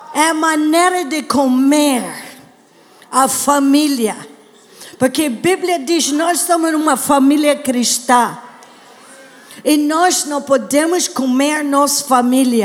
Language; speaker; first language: Portuguese; non-native, learner; English